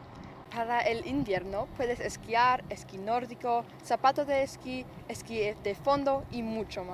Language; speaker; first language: Spanish; non-native, learner; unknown